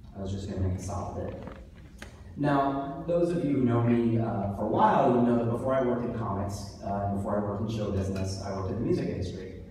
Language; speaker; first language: English; native; English